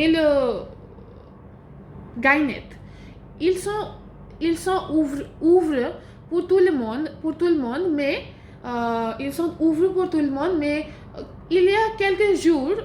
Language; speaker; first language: French; non-native, learner; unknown